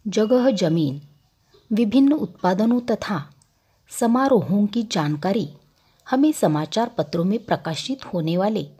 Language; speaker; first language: Hindi; non-native, local second language; Marathi